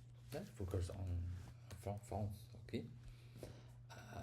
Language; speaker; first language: English; non-native, learner; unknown